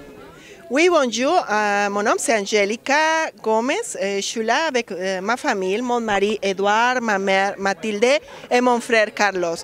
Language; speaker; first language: French; non-native, fluent; Spanish